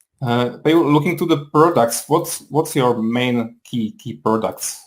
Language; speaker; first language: English; non-native, fluent; Czech